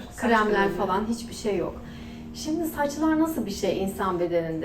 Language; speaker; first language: Turkish; native; Turkish